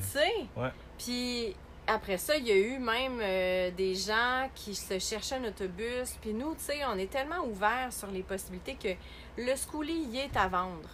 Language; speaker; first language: French; native; French